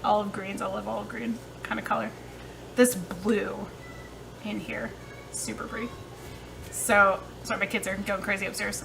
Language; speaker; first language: English; native; English